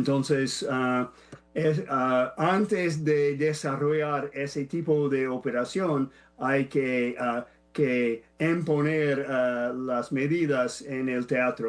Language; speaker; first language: Spanish; non-native, fluent; English